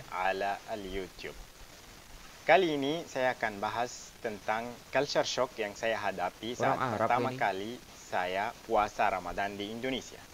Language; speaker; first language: Indonesian; non-native, fluent; Arabic